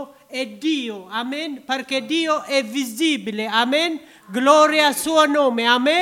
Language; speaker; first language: Italian; non-native, learner; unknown